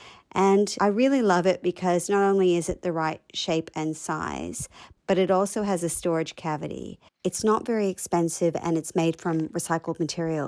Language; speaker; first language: English; native; English